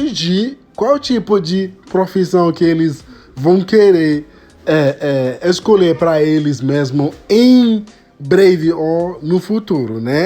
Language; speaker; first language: Portuguese; non-native, fluent; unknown